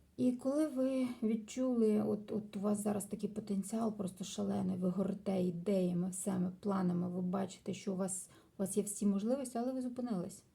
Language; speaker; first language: Ukrainian; non-native, local second language; Russian